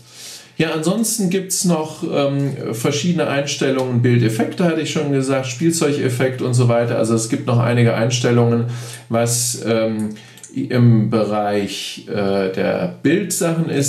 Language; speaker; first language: German; native; German